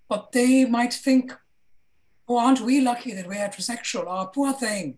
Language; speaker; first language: English; non-native, local second language; Malayalam